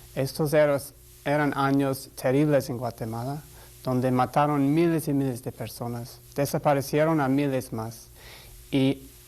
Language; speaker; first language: Spanish; non-native, fluent; English